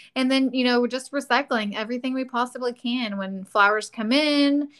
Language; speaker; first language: English; native; English